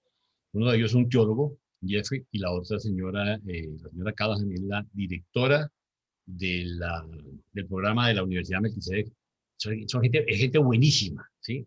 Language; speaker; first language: Spanish; native; Spanish